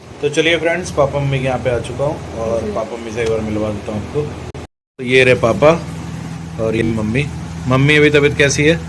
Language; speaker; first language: Hindi; native; Hindi